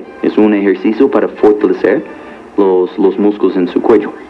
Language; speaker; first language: Spanish; non-native, fluent; English